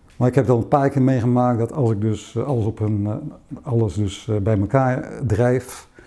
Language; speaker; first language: Dutch; native; Dutch